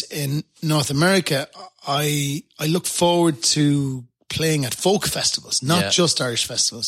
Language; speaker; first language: English; native; English